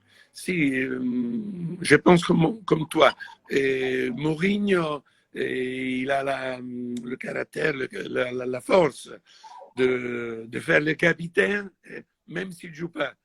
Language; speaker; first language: French; non-native, fluent; Italian